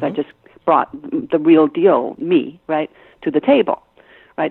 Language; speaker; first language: English; non-native, fluent; Danish